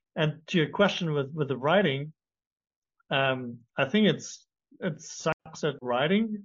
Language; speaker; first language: English; non-native, fluent; German